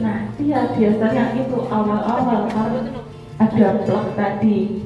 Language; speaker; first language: Indonesian; non-native, local second language; Javanese